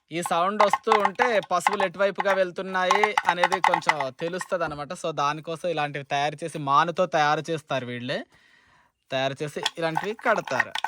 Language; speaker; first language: Telugu; native; Telugu